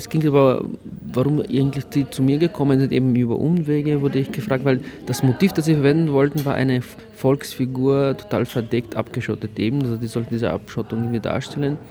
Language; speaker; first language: German; non-native, fluent; Bulgarian